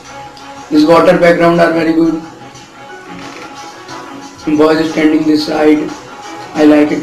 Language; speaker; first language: English; non-native, learner; Hindi